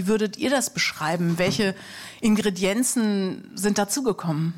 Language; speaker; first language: German; native; German